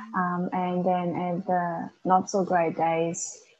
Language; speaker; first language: English; non-native, fluent; Macedonian